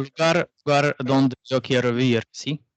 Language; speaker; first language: Spanish; non-native, learner; Russian